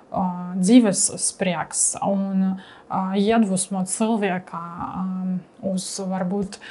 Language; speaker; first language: Latvian; non-native, learner; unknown